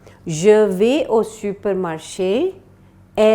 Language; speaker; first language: French; non-native, fluent; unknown